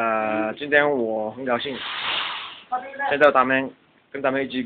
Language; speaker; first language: Chinese; non-native, learner; Japanese